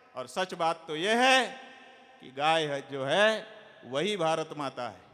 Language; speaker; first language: Hindi; native; Hindi